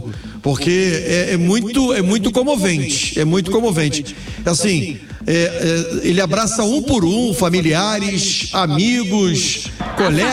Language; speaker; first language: Portuguese; native; Portuguese